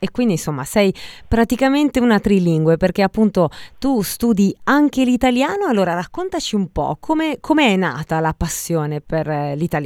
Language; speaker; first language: Italian; native; Italian